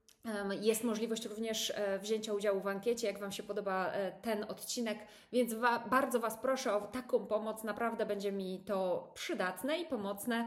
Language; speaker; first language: Polish; native; Polish